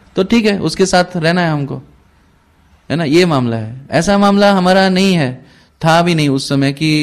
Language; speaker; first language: Hindi; native; Hindi